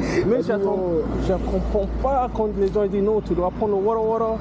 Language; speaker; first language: French; non-native, learner; English